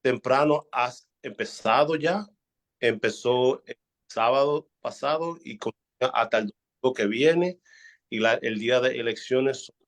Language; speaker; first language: Spanish; early bilingual, heritage; Spanish